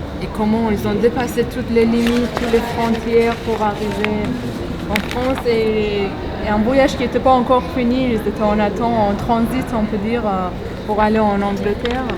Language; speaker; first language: French; non-native, fluent; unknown